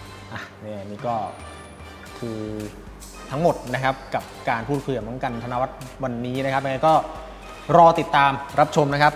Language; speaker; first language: Thai; native; Thai